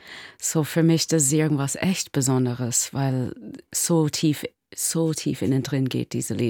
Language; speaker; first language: German; non-native, learner; English